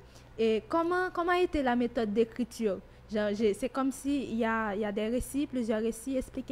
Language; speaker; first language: French; native; French